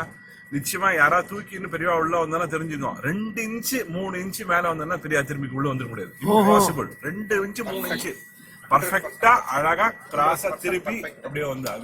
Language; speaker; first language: Tamil; native; Tamil